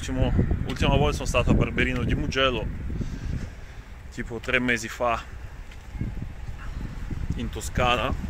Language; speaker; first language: Italian; non-native, fluent; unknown